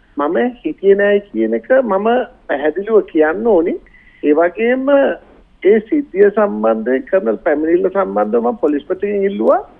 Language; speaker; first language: Sinhala; native; Sinhala